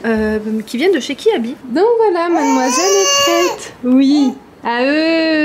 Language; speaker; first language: French; native; French